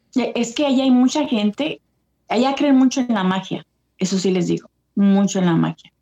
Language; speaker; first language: Spanish; early bilingual, heritage; Spanish